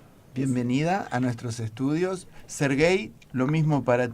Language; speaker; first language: Spanish; native; Spanish